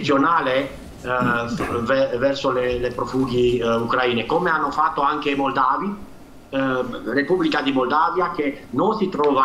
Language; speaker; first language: Italian; non-native, fluent; Romanian